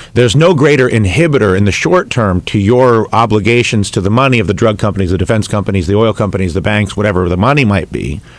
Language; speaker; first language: English; native; English